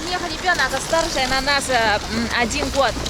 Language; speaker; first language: Russian; non-native, learner; Chinese